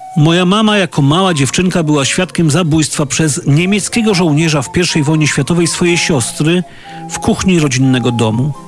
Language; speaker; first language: Polish; native; Polish